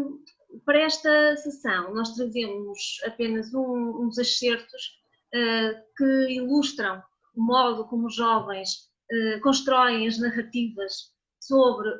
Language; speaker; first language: Portuguese; native; Portuguese